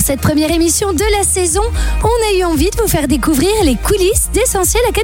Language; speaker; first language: French; native; French